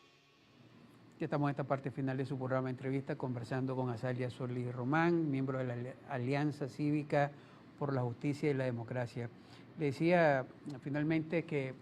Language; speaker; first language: Spanish; native; Spanish